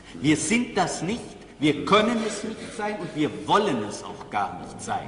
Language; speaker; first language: German; native; German